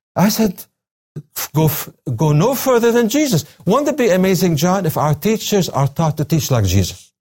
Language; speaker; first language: English; non-native, fluent; Arabic